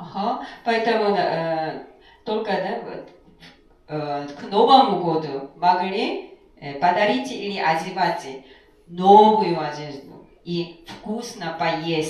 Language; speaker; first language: Russian; non-native, fluent; Korean